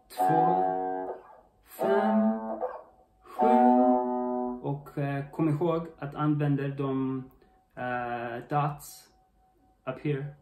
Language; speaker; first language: Swedish; non-native, learner; English